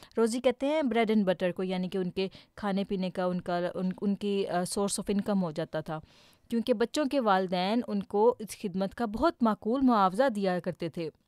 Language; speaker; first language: Urdu; native; Urdu